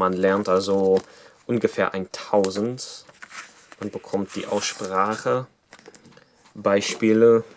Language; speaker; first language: German; non-native, fluent; English